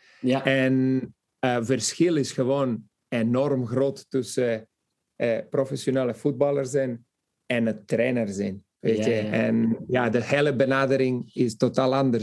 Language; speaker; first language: Dutch; non-native, fluent; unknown